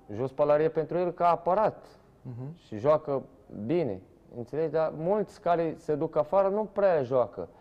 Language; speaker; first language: Romanian; non-native, fluent; Portuguese